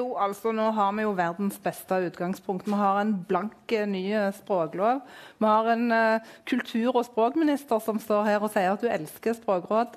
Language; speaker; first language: Norwegian; non-native, fluent; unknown